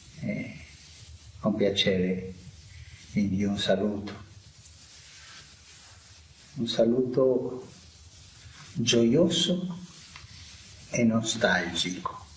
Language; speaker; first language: Italian; early bilingual, heritage; Italian